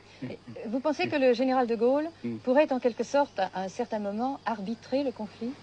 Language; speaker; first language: French; native; French